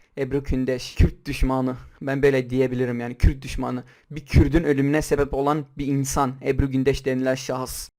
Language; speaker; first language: Turkish; non-native, local second language; Kurdish